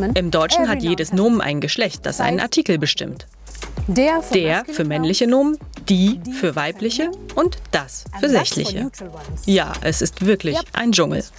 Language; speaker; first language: German; non-native, fluent; Bangla